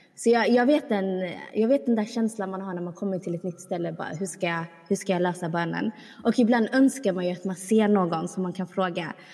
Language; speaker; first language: Swedish; early bilingual, other home language; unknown